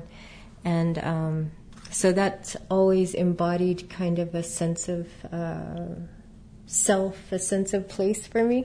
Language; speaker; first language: English; native; English